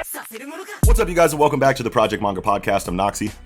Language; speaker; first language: English; native; English